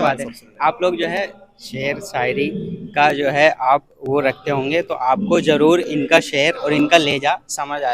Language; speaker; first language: Hindi; native; Hindi